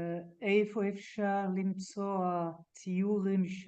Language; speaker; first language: Hebrew; non-native, learner; French